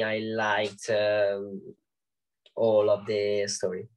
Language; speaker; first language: English; non-native, learner; Italian